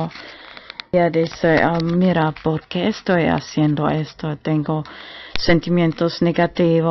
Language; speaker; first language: Spanish; non-native, learner; German